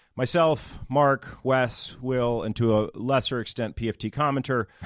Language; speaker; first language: English; native; English